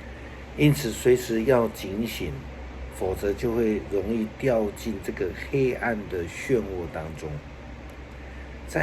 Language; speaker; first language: Chinese; native; Chinese